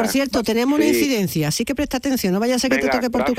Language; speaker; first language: Spanish; native; Spanish